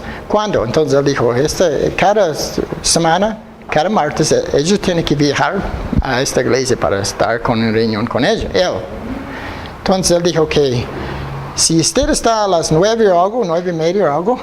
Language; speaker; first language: Spanish; non-native, fluent; English